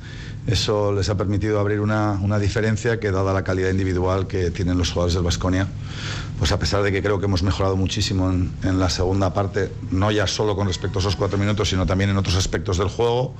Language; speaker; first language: Spanish; native; Spanish